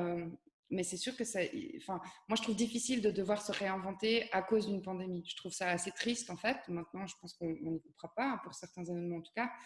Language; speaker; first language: French; native; French